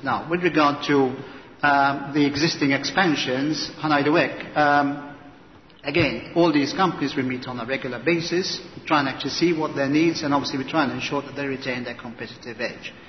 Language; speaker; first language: English; non-native, local second language; Maltese